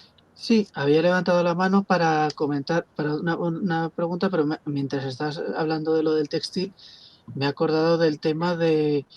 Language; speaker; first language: Spanish; native; Spanish